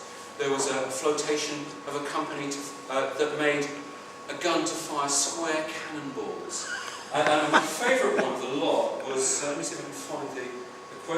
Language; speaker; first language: English; native; English